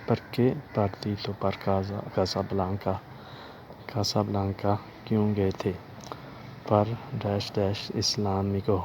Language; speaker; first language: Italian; non-native, learner; Urdu